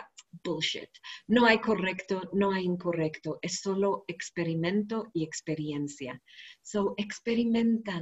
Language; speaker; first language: Spanish; non-native, learner; English